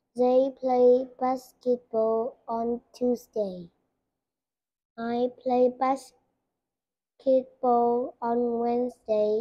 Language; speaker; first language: English; non-native, learner; Vietnamese